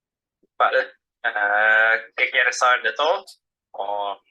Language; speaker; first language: Spanish; non-native, fluent; Finnish